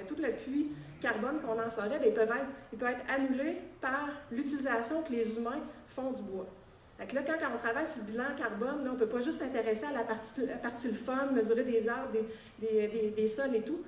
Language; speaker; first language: French; native; French